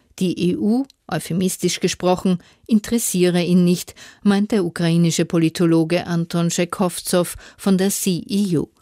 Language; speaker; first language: German; native; German